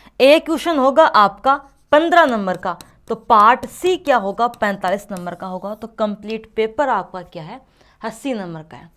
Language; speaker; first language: Hindi; native; Hindi